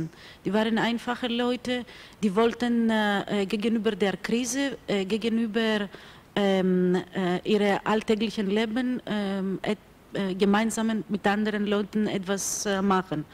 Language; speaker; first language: German; non-native, fluent; Greek